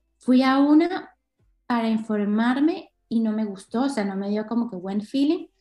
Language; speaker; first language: Spanish; native; Spanish